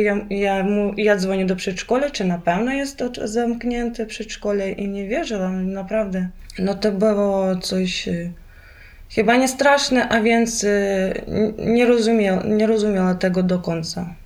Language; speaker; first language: Polish; non-native, learner; Ukrainian